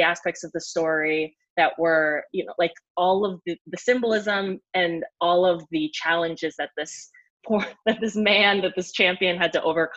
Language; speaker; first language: English; native; English